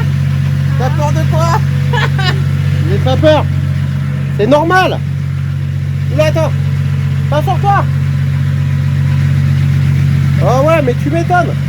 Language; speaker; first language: French; native; French